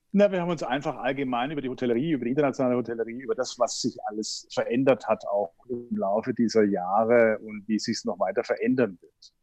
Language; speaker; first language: German; native; German